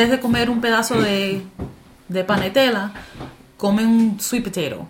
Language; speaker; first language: Spanish; early bilingual, heritage; Spanish